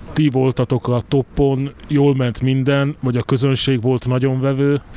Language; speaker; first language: Hungarian; native; Hungarian